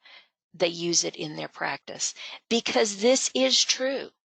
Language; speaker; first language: English; native; English